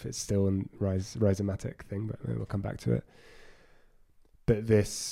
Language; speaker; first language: English; native; English